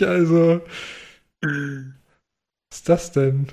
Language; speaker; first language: German; native; German